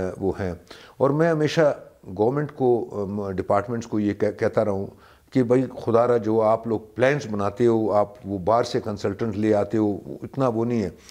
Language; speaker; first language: Urdu; native; Urdu